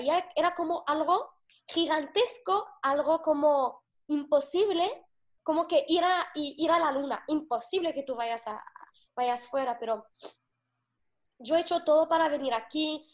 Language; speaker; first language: Spanish; non-native, fluent; Arabic